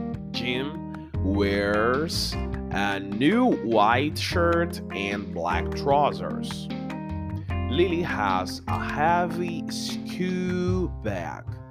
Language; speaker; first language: English; non-native, fluent; Portuguese